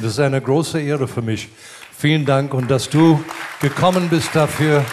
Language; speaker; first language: German; non-native, fluent; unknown